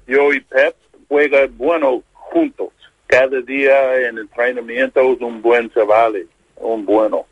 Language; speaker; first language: Spanish; non-native, learner; English